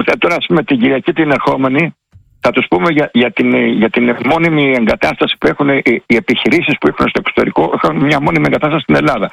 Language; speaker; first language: Greek; native; Greek